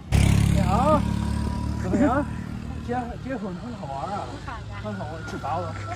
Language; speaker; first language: Chinese; non-native, learner; English